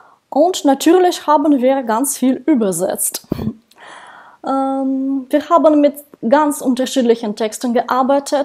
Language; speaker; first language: German; non-native, fluent; Russian